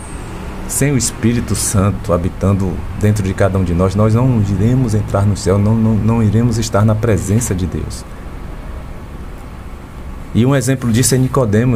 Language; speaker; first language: Portuguese; native; Portuguese